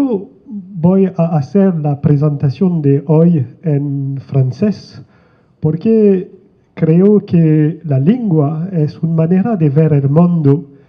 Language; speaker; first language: Spanish; non-native, learner; French